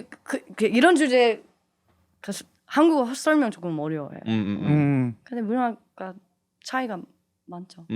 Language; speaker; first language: Korean; early bilingual, heritage; English